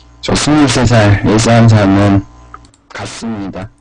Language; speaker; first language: Korean; native; Korean